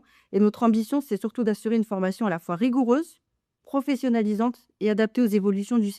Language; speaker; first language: French; native; French